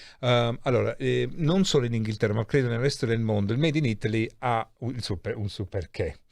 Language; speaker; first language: Italian; early bilingual, heritage; Italian